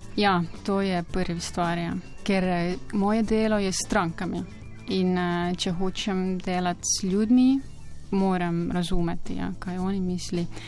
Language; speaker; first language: Slovenian; non-native, learner; Estonian